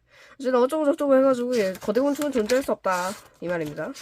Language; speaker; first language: Korean; native; Korean